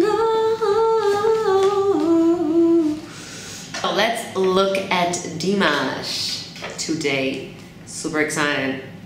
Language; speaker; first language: English; non-native, fluent; German